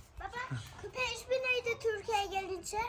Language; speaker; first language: Turkish; early bilingual, heritage; Turkish